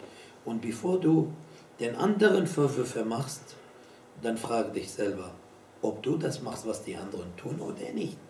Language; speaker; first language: German; non-native, fluent; Arabic